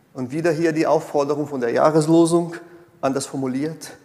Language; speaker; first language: German; non-native, fluent; Portuguese